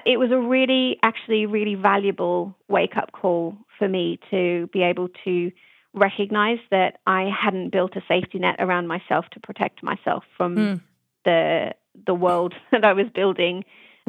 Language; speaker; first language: English; native; English